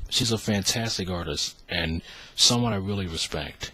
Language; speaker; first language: English; native; English